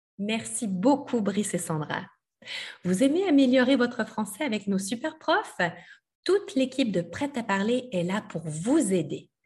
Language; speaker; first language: French; native; French